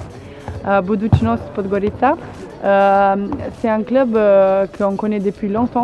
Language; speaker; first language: French; non-native, fluent; Slovenian